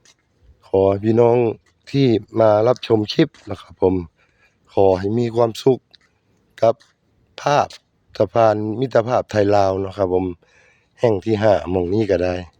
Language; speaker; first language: Thai; non-native, local second language; Northeastern Thai